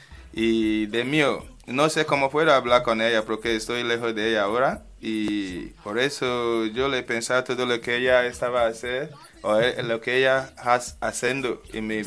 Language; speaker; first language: Spanish; non-native, learner; English